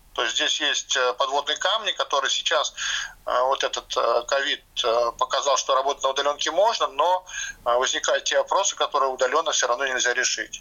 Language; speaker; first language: Russian; non-native, local second language; Latvian